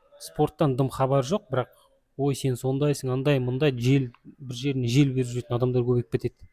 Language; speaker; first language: Kazakh; native; Kazakh